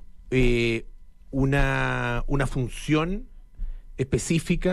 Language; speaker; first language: Spanish; native; Spanish